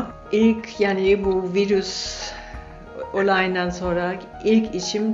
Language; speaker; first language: Turkish; early bilingual, heritage; Turkish